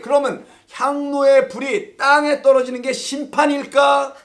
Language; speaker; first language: Korean; native; Korean